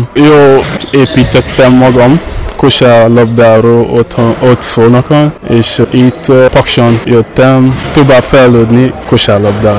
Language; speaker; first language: Hungarian; non-native, learner; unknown